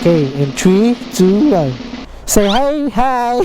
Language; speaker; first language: English; non-native, learner; Filipino